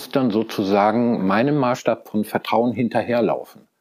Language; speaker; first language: German; native; German